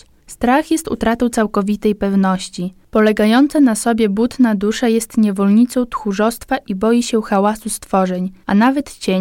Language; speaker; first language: Polish; native; Polish